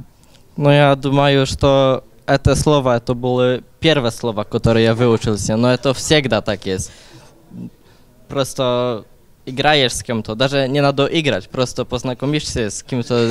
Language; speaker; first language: Russian; non-native, learner; Polish